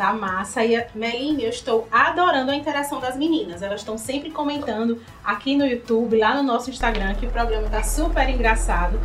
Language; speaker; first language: Portuguese; native; Portuguese